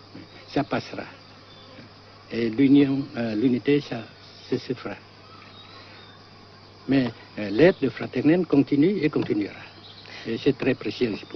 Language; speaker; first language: French; non-native, local second language; Vietnamese